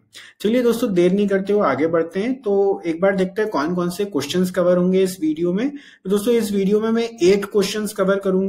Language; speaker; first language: Hindi; native; Hindi